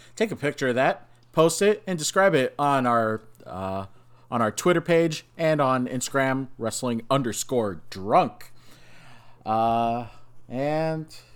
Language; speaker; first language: English; native; English